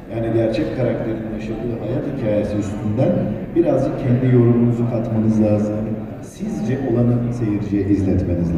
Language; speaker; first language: Turkish; native; Turkish